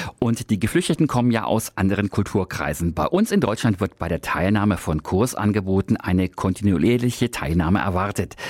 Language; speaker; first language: German; native; German